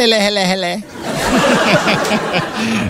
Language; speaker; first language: Turkish; native; Turkish